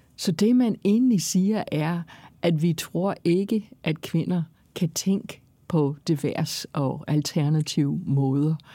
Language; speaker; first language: Danish; non-native, fluent; English